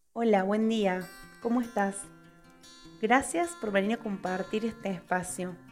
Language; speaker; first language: Spanish; native; Spanish